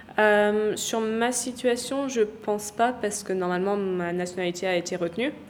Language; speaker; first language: French; early bilingual, other home language; English